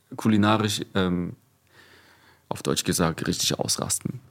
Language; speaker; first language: German; early bilingual, other home language; Korean